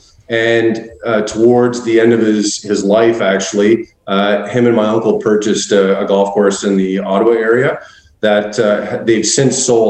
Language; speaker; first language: English; native; English